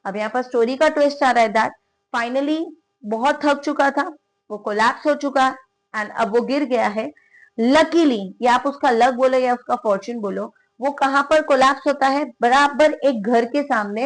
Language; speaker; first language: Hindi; native; Hindi